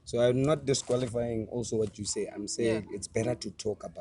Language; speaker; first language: English; non-native, local second language; Tswana